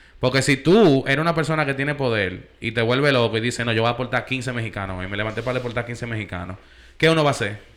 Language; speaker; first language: Spanish; early bilingual, heritage; Spanish